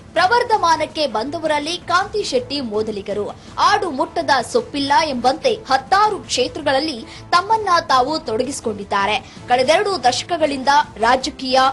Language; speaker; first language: Kannada; native; Kannada